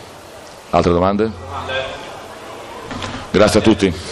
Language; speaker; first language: Italian; native; Italian